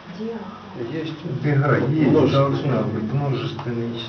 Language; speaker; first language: Russian; native; Russian